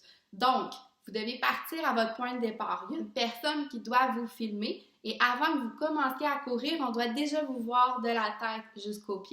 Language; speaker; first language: French; native; French